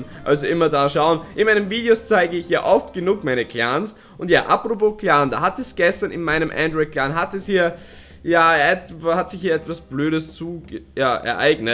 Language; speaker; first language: German; native; German